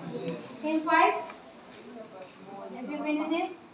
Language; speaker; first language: English; non-native, learner; Indonesian